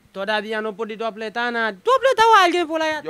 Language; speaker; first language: Spanish; non-native, learner; Haitian Creole